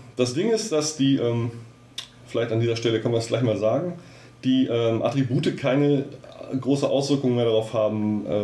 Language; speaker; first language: German; native; German